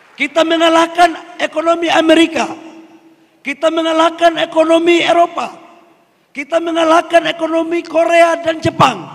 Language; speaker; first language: Indonesian; native; Indonesian